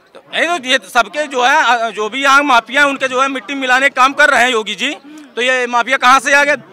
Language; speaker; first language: Hindi; native; Hindi